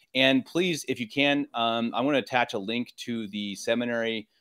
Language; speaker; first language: English; native; English